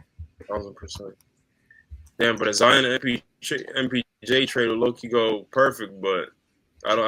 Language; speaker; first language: English; native; English